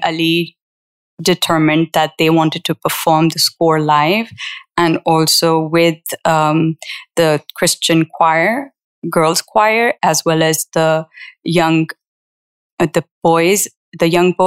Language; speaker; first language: English; non-native, local second language; Urdu